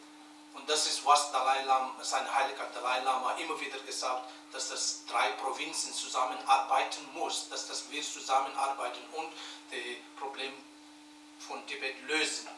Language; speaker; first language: German; non-native, learner; Tibetan